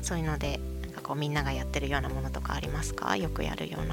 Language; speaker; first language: Japanese; native; Japanese